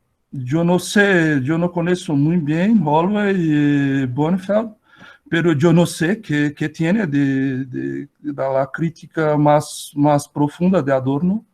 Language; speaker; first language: Spanish; non-native, learner; Portuguese